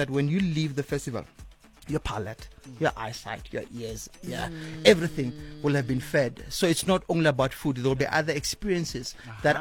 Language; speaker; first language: English; non-native, local second language; Tsonga